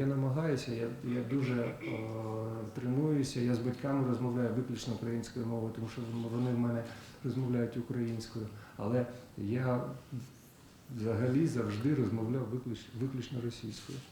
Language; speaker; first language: Ukrainian; non-native, local second language; Russian